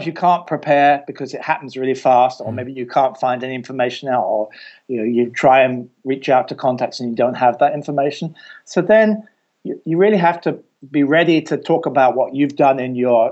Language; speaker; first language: English; native; English